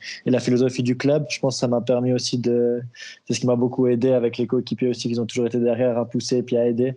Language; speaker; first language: French; native; French